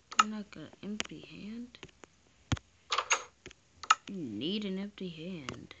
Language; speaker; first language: English; native; English